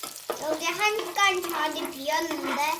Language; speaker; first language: Korean; native; Korean